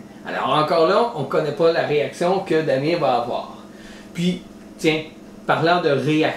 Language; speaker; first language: French; native; French